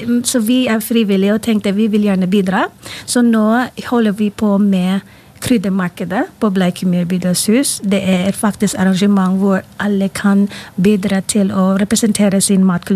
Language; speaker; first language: Norwegian; non-native, fluent; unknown